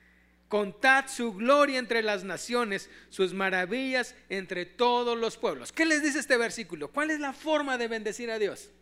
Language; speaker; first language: Spanish; native; Spanish